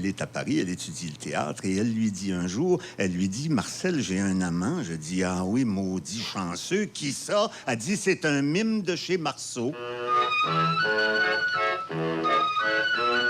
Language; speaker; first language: French; native; French